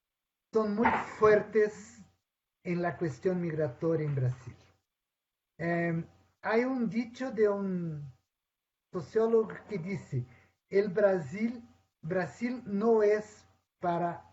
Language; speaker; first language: Spanish; non-native, fluent; Portuguese